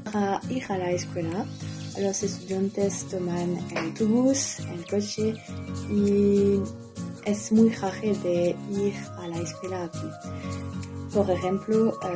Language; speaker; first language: Spanish; non-native, learner; French